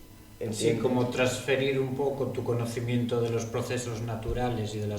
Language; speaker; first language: Spanish; native; Spanish